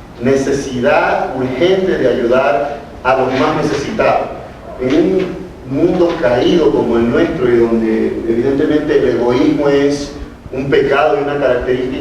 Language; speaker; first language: Spanish; native; Spanish